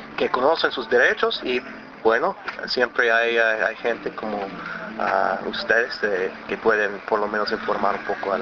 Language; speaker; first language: Spanish; early bilingual, other home language; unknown